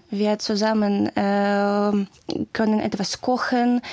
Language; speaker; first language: German; non-native, learner; Ukrainian